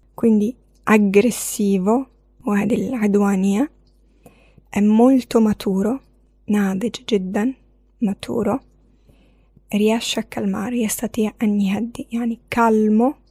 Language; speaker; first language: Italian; non-native, fluent; Arabic